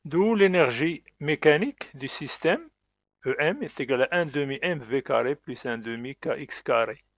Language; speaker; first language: French; non-native, local second language; Arabic